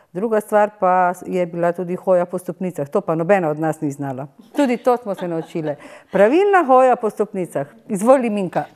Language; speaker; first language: Slovenian; native; Slovenian